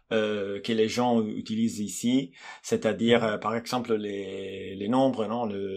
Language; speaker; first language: French; non-native, fluent; Italian